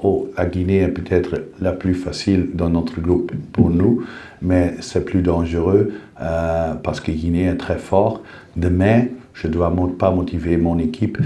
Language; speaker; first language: French; non-native, fluent; Dutch